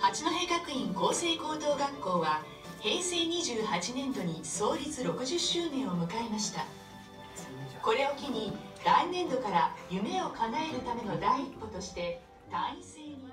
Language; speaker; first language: Japanese; native; Japanese